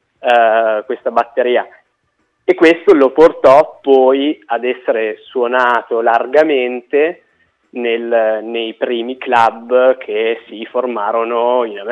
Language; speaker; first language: Italian; native; Italian